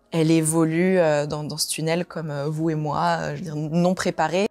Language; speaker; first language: French; native; French